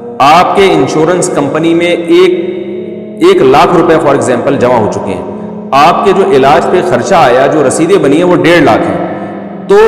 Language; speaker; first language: Urdu; native; Urdu